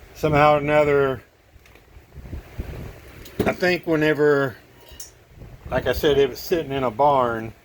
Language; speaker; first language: English; native; English